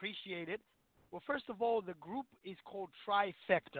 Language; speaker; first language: English; non-native, local second language; Shona